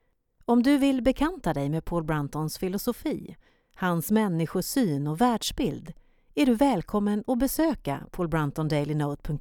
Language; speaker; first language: Swedish; native; Swedish